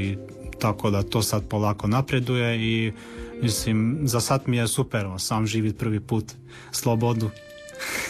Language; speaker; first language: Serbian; early bilingual, heritage; Croatian